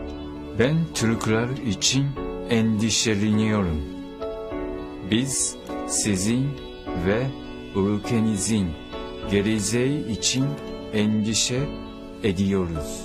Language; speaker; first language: Turkish; non-native, learner; Japanese